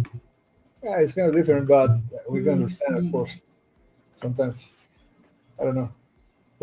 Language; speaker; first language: English; non-native, fluent; Spanish